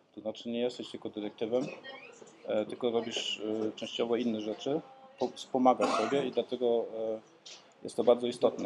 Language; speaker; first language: Polish; early bilingual, heritage; Polish